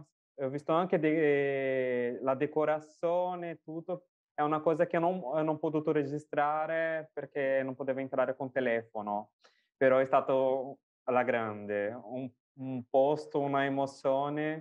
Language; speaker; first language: Italian; non-native, fluent; Portuguese